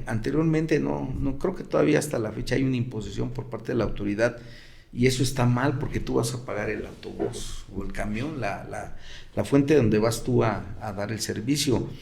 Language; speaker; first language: Spanish; native; Spanish